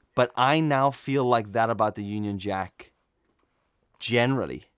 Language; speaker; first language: English; native; English